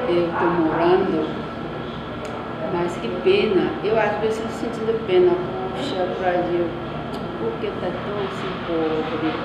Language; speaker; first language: Portuguese; non-native, learner; Korean